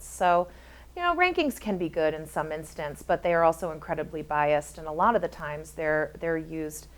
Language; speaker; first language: English; native; English